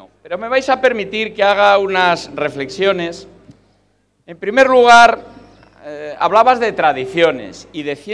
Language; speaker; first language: Spanish; native; Spanish